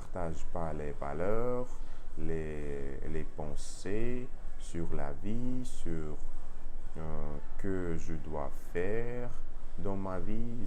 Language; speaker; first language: French; non-native, learner; Russian